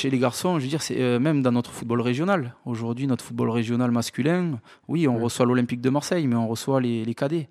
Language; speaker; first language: French; native; French